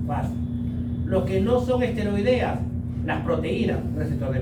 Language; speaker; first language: Spanish; native; Spanish